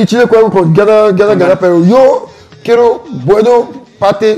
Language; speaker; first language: Spanish; non-native, learner; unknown